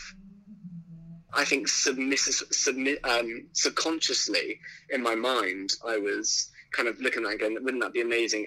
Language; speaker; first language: English; native; English